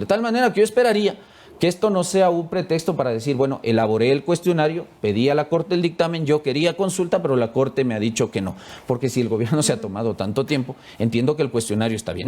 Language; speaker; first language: Spanish; native; Spanish